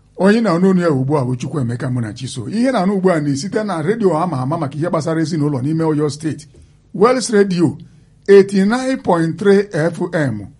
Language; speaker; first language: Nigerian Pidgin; non-native, local second language; Igbo